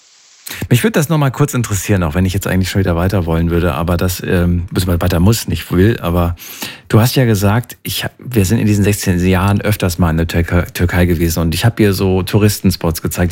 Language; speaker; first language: German; native; German